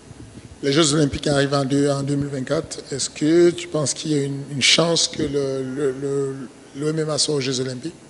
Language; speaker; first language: French; native; French